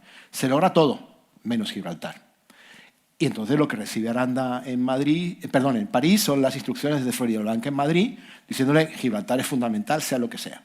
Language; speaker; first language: Spanish; native; Spanish